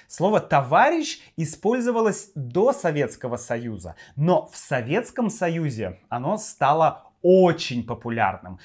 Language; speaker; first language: Russian; native; Russian